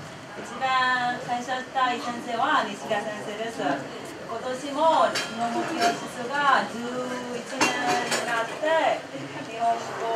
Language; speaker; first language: Japanese; non-native, learner; Burmese